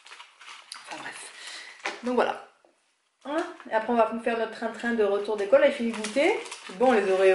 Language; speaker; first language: French; native; French